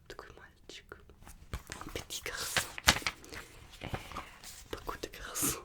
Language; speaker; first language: French; non-native, learner; Russian